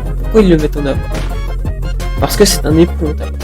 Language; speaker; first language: French; native; French